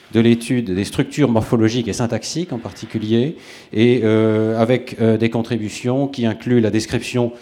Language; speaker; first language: French; native; French